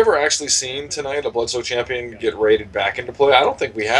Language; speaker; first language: English; native; English